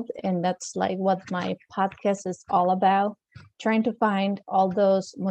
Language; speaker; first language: English; non-native, fluent; Spanish